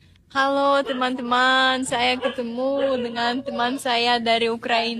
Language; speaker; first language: Indonesian; non-native, fluent; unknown